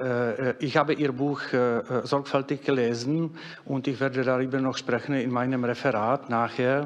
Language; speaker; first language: German; non-native, fluent; Czech